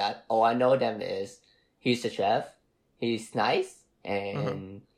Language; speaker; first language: English; non-native, fluent; Vietnamese